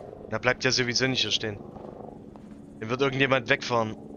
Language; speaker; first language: German; native; German